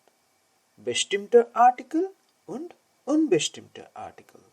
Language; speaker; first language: German; non-native, learner; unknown